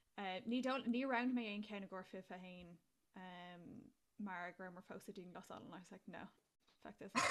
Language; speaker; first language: Irish; native; Irish